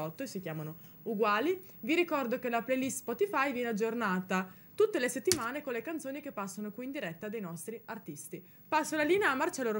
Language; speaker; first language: Italian; native; Italian